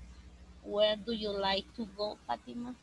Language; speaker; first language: English; non-native, learner; Spanish